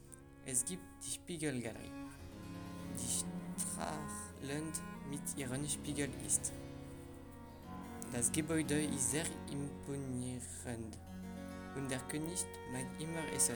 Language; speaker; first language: German; non-native, learner; French